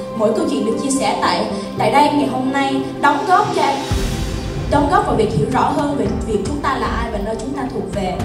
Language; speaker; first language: Vietnamese; early bilingual, heritage; Vietnamese